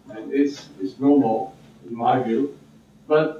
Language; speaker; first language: English; non-native, fluent; Korean